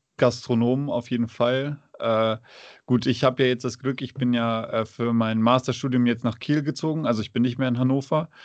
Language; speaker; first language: German; native; German